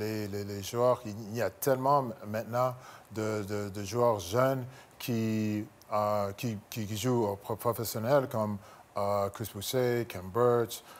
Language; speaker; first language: French; non-native, local second language; English